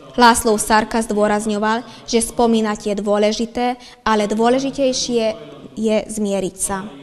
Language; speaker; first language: Slovak; non-native, local second language; Hungarian